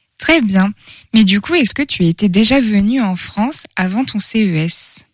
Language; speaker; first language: French; native; French